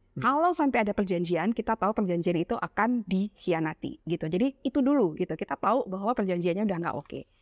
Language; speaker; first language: Indonesian; native; Indonesian